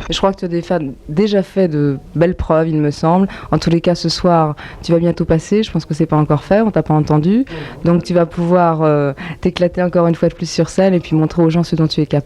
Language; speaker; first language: French; native; French